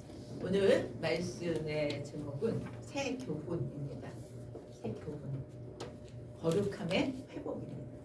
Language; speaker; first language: Korean; native; Korean